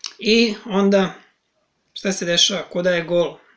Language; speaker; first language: Serbian; native; Serbian